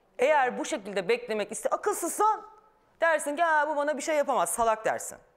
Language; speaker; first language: Turkish; native; Turkish